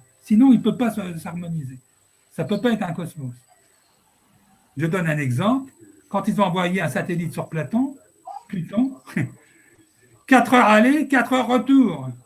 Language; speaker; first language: French; native; French